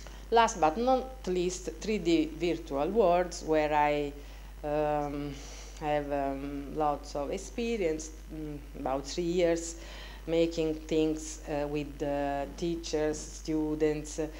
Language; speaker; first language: English; non-native, fluent; Italian